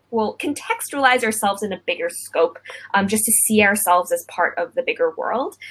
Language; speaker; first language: English; non-native, local second language; Cantonese